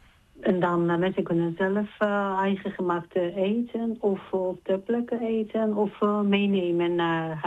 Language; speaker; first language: Dutch; non-native, learner; Georgian